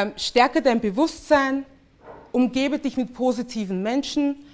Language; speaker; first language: German; early bilingual, other home language; English